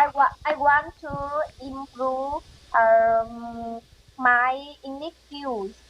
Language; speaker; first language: English; non-native, learner; Vietnamese